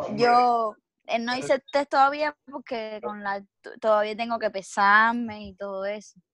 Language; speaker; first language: Spanish; native; Spanish